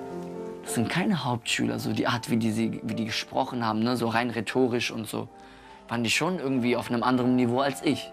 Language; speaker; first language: German; early bilingual, other home language; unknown